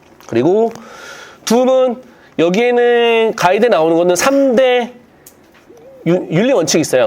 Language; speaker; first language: Korean; native; Korean